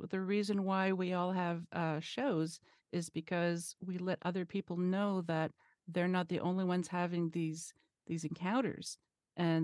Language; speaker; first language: English; non-native, fluent; French